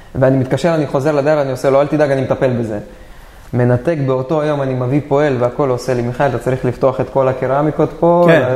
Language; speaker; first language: Hebrew; native; Hebrew